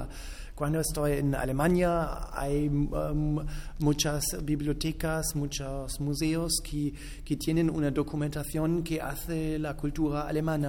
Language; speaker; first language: Spanish; non-native, fluent; German